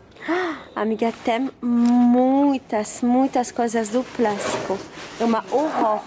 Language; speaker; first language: Portuguese; non-native, fluent; French